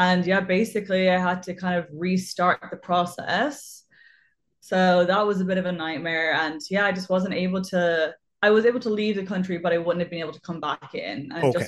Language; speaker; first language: English; native; English